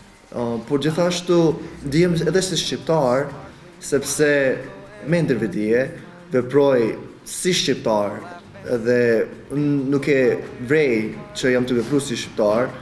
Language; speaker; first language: Albanian; early bilingual, other home language; Korean